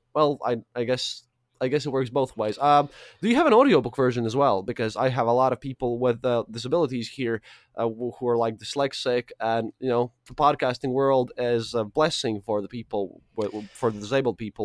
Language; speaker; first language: English; non-native, fluent; Russian